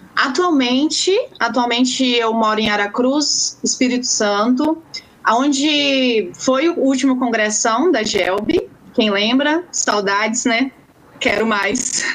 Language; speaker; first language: Portuguese; native; Portuguese